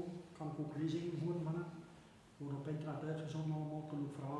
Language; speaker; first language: Dutch; native; Dutch